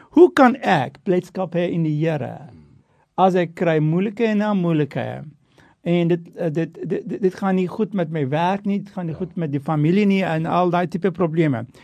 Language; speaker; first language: Afrikaans; non-native, fluent; Turkish